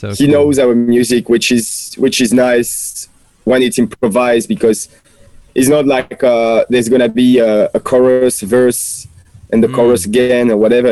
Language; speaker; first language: English; non-native, fluent; French